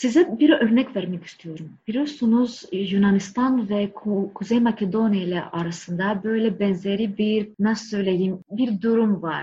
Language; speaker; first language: Turkish; non-native, fluent; Greek